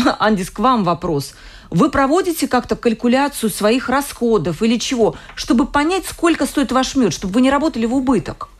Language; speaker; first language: Russian; native; Russian